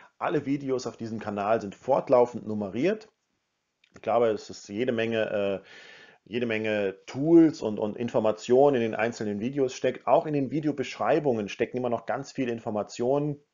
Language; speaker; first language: German; native; German